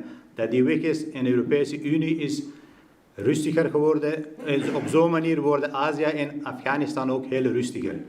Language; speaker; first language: Dutch; non-native, fluent; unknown